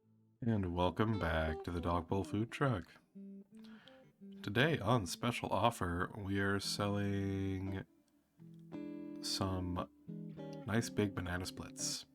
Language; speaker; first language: English; native; English